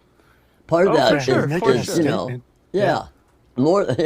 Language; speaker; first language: English; native; English